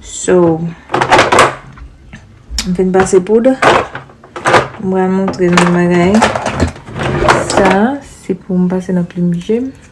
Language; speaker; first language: French; non-native, learner; Haitian Creole